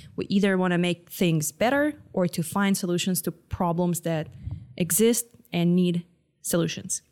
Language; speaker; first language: English; non-native, fluent; Hebrew